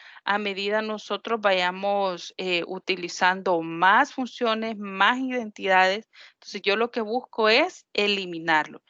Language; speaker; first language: Spanish; native; Spanish